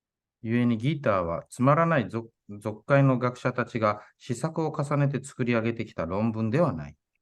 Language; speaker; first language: Japanese; native; Japanese